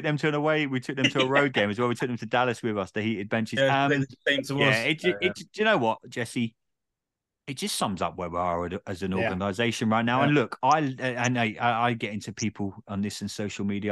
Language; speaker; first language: English; native; English